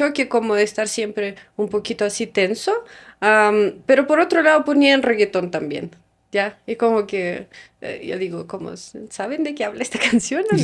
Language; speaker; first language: Spanish; non-native, fluent; Russian